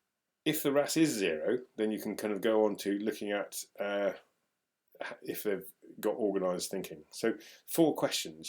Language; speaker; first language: English; native; English